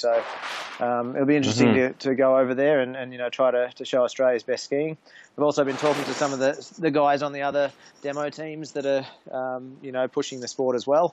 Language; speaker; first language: English; native; English